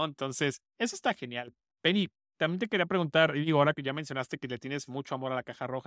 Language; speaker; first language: Spanish; native; Spanish